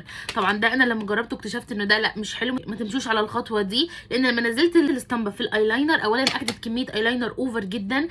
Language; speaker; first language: Arabic; native; Arabic